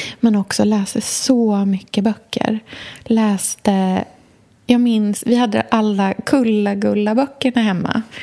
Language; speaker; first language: Swedish; native; Swedish